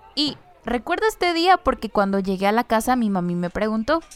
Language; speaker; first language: Spanish; non-native, local second language; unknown